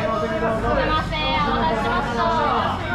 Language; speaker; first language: Japanese; native; Japanese